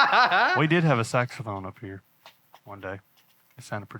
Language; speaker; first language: English; native; English